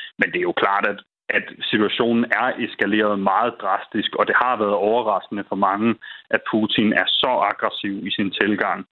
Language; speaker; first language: Danish; native; Danish